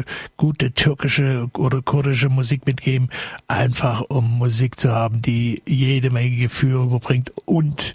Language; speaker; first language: German; native; German